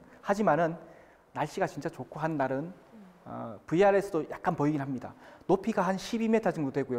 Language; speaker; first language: Korean; native; Korean